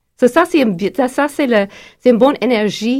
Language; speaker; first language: French; non-native, learner; English